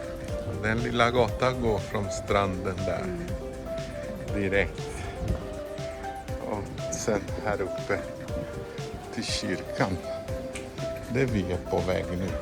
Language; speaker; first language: Swedish; non-native, fluent; Portuguese